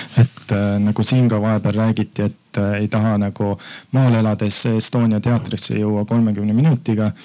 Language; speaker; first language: Estonian; native; Estonian